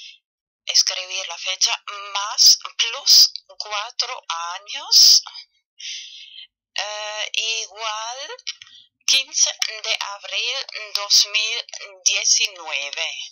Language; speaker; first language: Spanish; non-native, learner; German